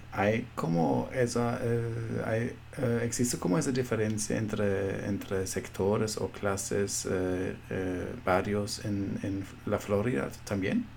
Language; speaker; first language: Spanish; non-native, fluent; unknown